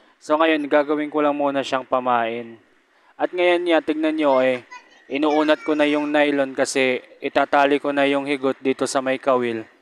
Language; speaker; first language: Filipino; non-native, local second language; Waray